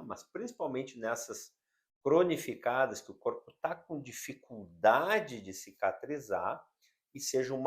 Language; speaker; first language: Portuguese; native; Portuguese